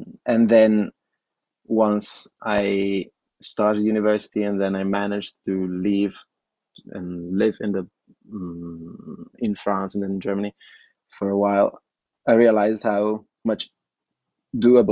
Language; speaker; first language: English; non-native, fluent; Italian